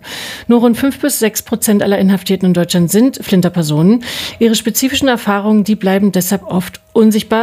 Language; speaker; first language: German; native; German